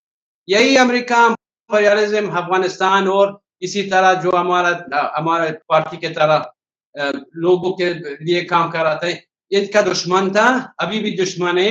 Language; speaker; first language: Hindi; non-native, fluent; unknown